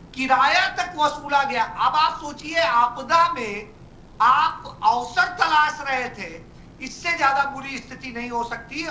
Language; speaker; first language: Hindi; native; Hindi